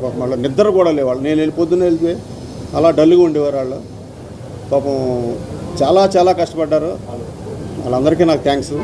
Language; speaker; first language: Telugu; native; Telugu